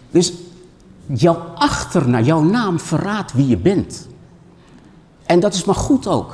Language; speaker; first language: Dutch; non-native, fluent; Indonesian